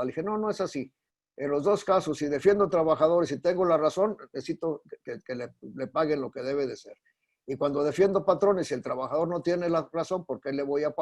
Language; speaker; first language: Spanish; native; Spanish